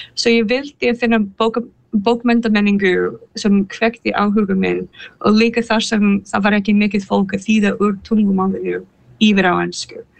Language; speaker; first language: Icelandic; non-native, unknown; English